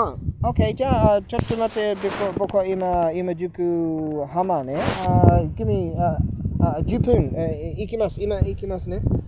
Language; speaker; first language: Japanese; non-native, learner; English